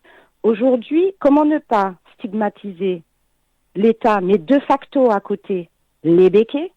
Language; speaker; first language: French; native; French